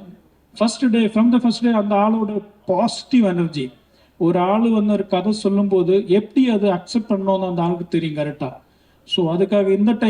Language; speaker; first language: Tamil; non-native, learner; Malayalam